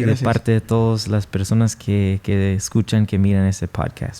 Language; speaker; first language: Spanish; non-native, fluent; English